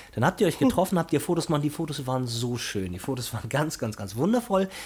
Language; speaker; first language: German; non-native, fluent; Portuguese